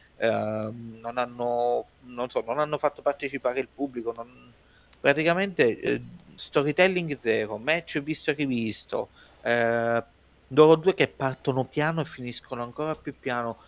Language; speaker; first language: Italian; native; Italian